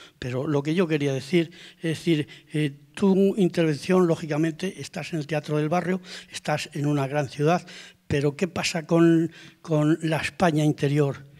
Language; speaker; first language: Spanish; native; Spanish